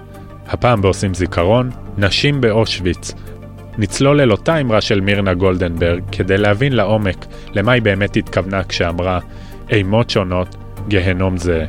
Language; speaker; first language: Hebrew; native; Hebrew